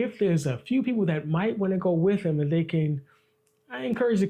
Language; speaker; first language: English; native; English